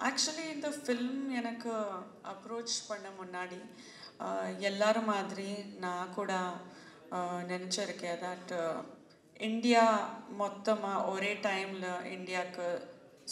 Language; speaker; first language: Tamil; non-native, fluent; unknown